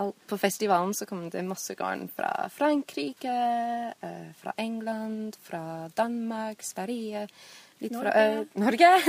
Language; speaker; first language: Norwegian; non-native, fluent; English